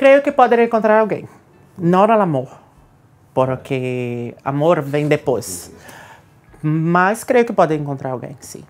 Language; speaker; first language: Spanish; non-native, learner; Portuguese